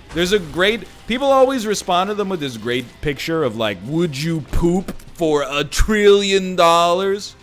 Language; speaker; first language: English; native; English